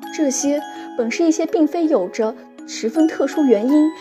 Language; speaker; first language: Chinese; native; Chinese